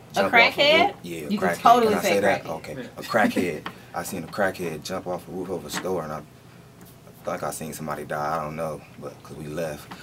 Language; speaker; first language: English; native; English